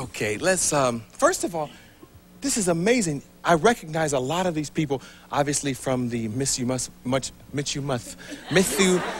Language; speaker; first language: English; native; English